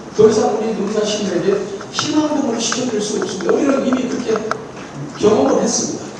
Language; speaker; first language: Korean; native; Korean